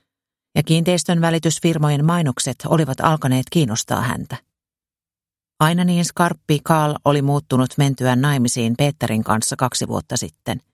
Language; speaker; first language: Finnish; native; Finnish